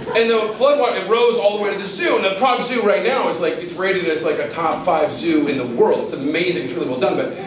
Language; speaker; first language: English; native; English